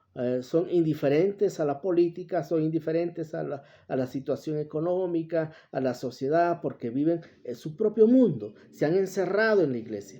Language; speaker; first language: Spanish; native; Spanish